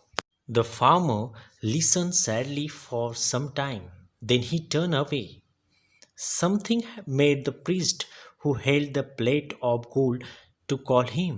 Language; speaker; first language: English; non-native, local second language; Marathi